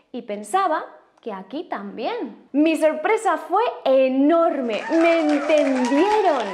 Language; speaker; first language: Spanish; native; Spanish